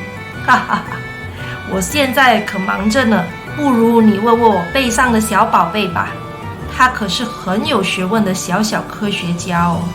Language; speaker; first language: Chinese; native; Chinese